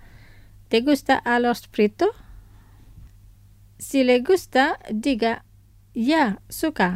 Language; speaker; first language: Spanish; non-native, fluent; Indonesian